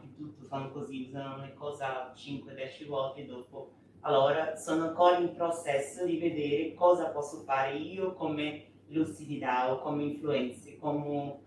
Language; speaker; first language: Italian; non-native, fluent; Portuguese